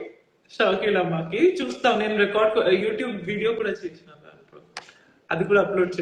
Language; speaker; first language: Telugu; non-native, local second language; Odia